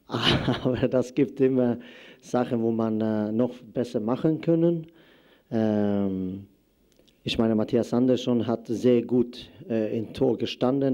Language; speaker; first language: German; non-native, fluent; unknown